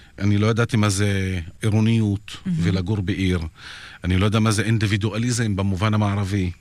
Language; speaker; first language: Hebrew; non-native, local second language; Arabic